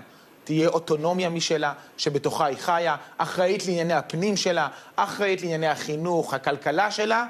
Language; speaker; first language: Hebrew; native; Hebrew